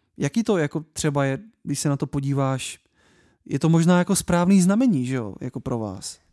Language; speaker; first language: Czech; native; Czech